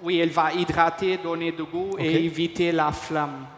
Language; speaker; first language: French; non-native, fluent; Portuguese